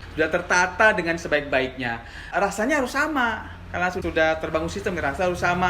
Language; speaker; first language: Indonesian; native; Indonesian